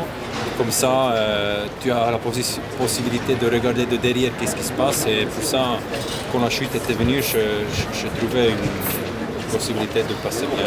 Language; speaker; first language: French; non-native, local second language; German